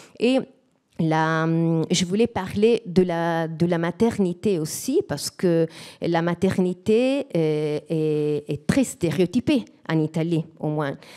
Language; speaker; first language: French; non-native, fluent; Italian